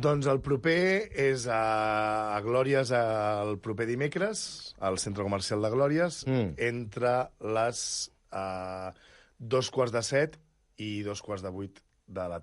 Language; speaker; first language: Catalan; native; Catalan